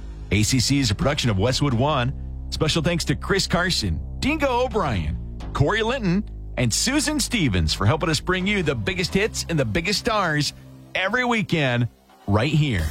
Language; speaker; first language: English; native; English